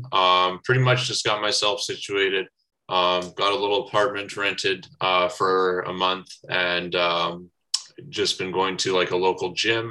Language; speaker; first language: English; native; English